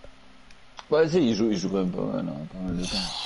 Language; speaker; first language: French; native; French